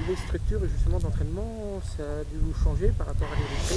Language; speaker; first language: French; native; French